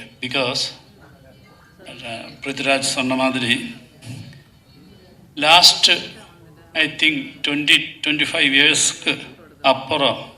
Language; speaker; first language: Tamil; non-native, learner; Malayalam